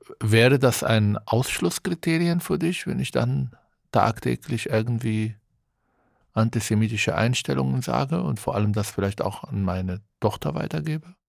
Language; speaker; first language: German; non-native, fluent; Arabic